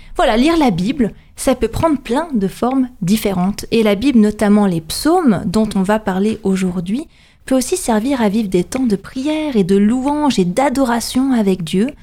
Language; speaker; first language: French; native; French